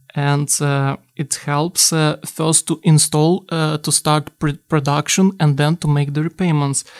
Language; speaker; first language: English; non-native, fluent; Ukrainian